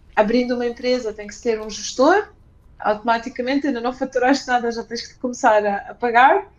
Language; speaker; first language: Portuguese; early bilingual, other home language; Ukrainian